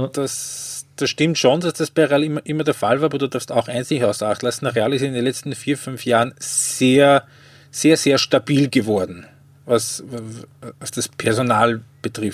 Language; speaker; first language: German; native; German